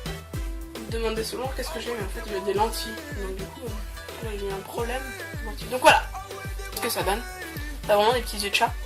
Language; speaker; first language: French; native; French